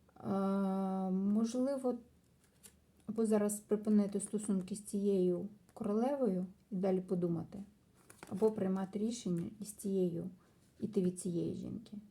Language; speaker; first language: Ukrainian; non-native, local second language; Russian